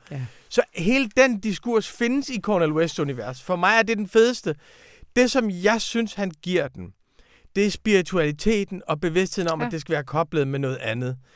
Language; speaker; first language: Danish; native; Danish